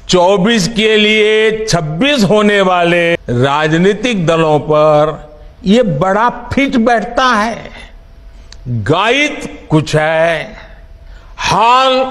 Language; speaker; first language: Hindi; non-native, local second language; Gujarati